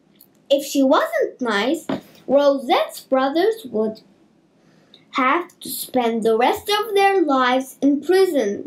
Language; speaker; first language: English; native; English